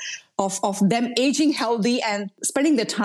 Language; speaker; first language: English; non-native, local second language; Hindi